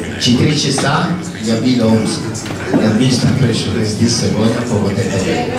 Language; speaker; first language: Russian; non-native, learner; Italian